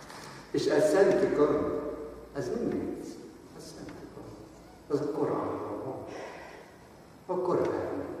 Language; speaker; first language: Hungarian; non-native, fluent; Arabic